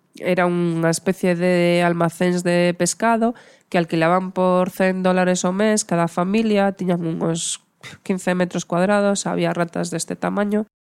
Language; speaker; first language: Galician; non-native, local second language; Spanish